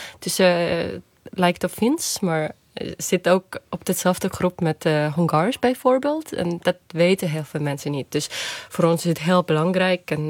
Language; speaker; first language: Dutch; non-native, fluent; Estonian